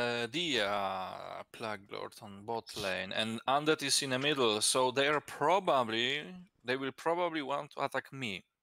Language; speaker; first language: English; non-native, fluent; Polish